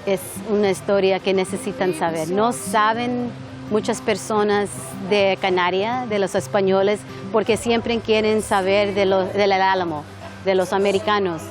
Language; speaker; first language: Spanish; non-native, learner; English